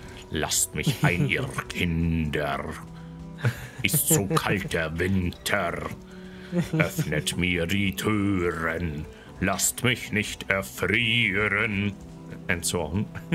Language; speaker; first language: German; native; German